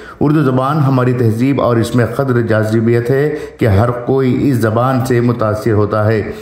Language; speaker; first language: Urdu; native; Urdu